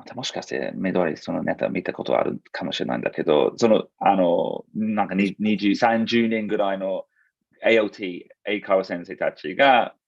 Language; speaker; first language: Japanese; non-native, fluent; English